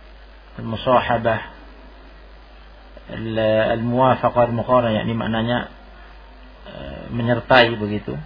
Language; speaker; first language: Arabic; non-native, fluent; Indonesian